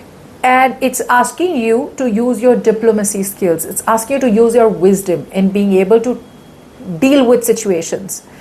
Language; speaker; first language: English; non-native, local second language; Hindi